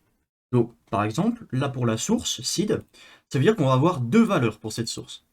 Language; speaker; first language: French; native; French